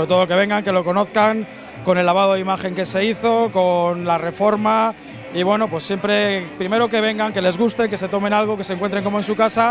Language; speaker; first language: Spanish; native; Spanish